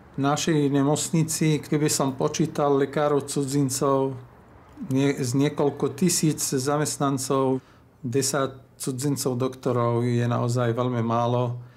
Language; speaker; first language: Slovak; non-native, fluent; Arabic